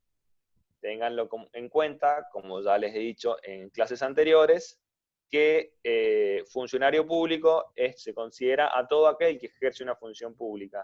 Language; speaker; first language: Spanish; native; Spanish